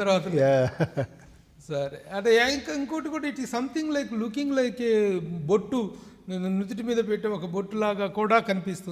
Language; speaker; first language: Telugu; native; Telugu